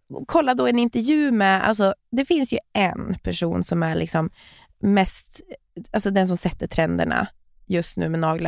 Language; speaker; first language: Swedish; native; Swedish